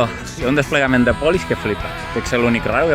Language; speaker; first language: Catalan; native; Catalan